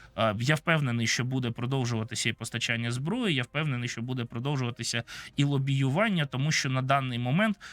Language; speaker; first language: Ukrainian; non-native, local second language; Russian